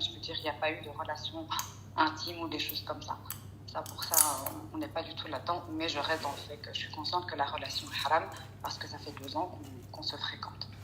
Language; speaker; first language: French; early bilingual, other home language; Arabic